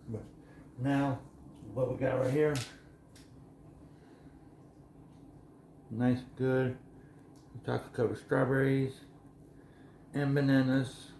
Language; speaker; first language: English; native; English